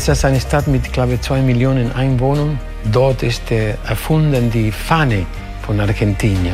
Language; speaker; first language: German; non-native, fluent; Spanish